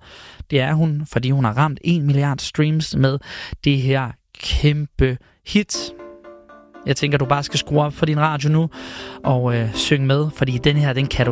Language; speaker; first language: Danish; native; Danish